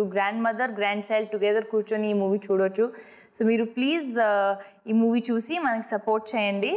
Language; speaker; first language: Telugu; non-native, fluent; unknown